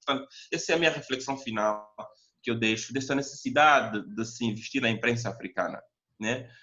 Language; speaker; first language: Portuguese; native; Portuguese